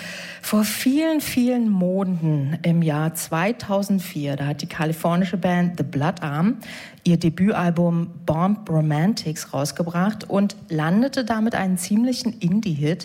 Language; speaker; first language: German; native; German